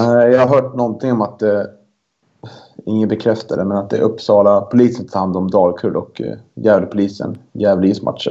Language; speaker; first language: Swedish; native; Swedish